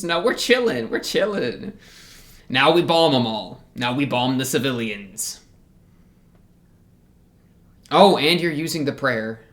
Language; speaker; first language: English; native; English